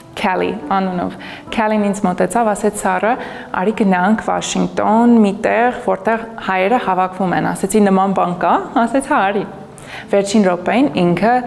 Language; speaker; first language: Armenian; non-native, fluent; English